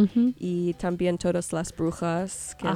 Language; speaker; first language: Spanish; non-native, learner; English